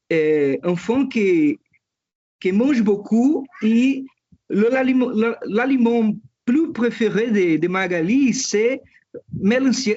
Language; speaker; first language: French; non-native, fluent; Portuguese